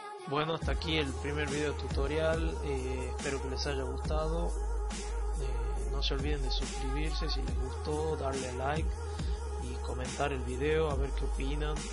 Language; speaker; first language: Spanish; native; Spanish